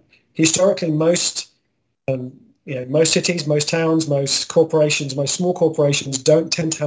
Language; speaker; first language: English; native; English